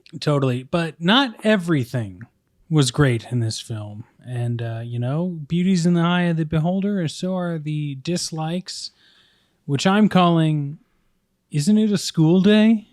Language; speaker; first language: English; native; English